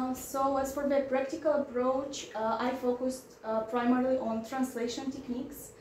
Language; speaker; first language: English; non-native, fluent; Romanian